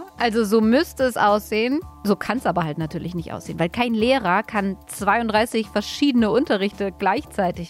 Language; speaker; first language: German; native; German